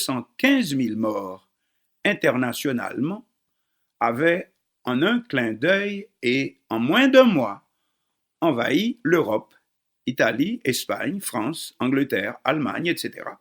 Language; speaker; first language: French; non-native, local second language; Haitian Creole